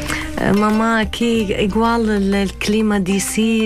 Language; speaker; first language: Portuguese; non-native, learner; Arabic